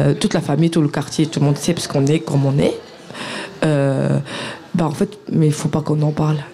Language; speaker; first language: French; non-native, local second language; Arabic